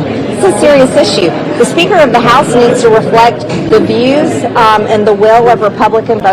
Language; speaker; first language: English; native; English